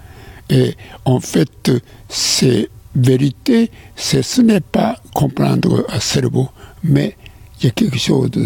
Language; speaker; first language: French; non-native, fluent; Japanese